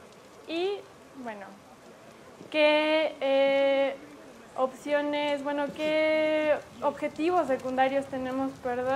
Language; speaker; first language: Spanish; native; Spanish